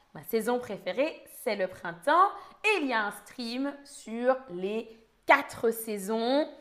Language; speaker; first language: French; native; French